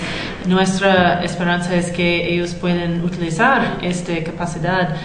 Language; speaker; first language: Spanish; non-native, fluent; English